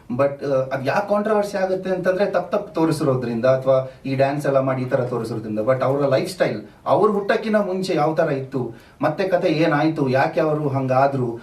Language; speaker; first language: Kannada; non-native, local second language; Tulu